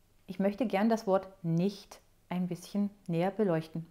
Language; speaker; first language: German; native; German